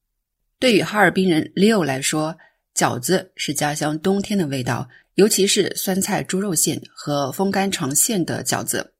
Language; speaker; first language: Chinese; native; Chinese